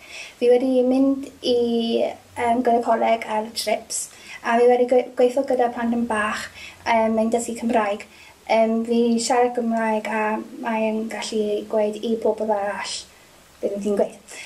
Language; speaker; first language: Welsh; non-native, local second language; English